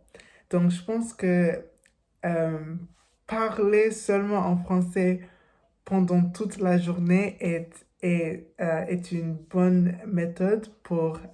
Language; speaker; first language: French; non-native, learner; English